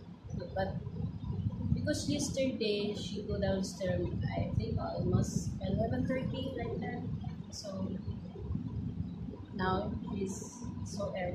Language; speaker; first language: English; non-native, learner; Filipino